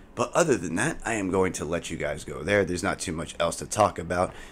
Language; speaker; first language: English; native; English